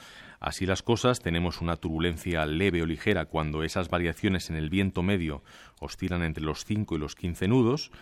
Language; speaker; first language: Spanish; native; Spanish